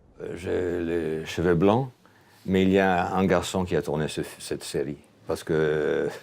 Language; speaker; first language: French; non-native, fluent; Italian